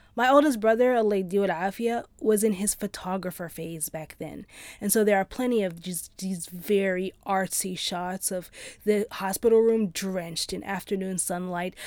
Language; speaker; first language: English; early bilingual, other home language; Arabic